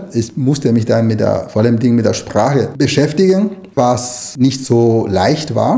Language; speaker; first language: German; non-native, fluent; Spanish